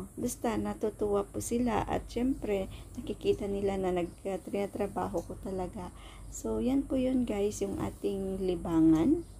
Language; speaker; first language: Filipino; non-native, local second language; Iloko